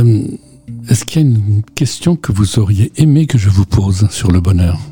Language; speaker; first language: French; native; French